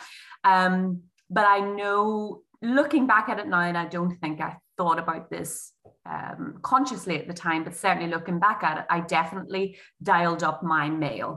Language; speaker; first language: English; native; English